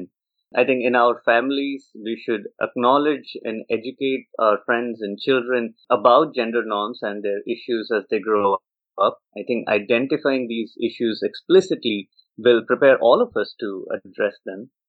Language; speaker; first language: English; non-native, local second language; Odia